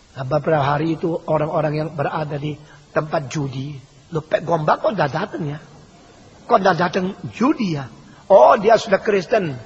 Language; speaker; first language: Indonesian; early bilingual, other home language; Min Nan Chinese